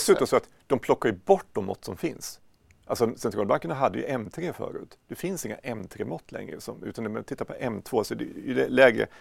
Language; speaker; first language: Swedish; native; Swedish